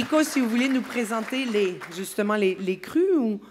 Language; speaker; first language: French; native; French